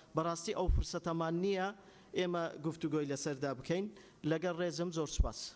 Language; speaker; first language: Central Kurdish; non-native, local second language; Azerbaijani